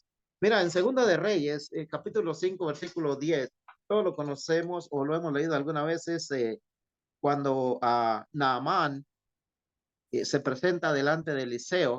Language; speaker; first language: Spanish; native; Spanish